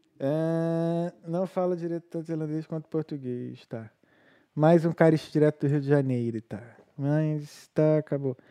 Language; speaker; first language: Portuguese; native; Portuguese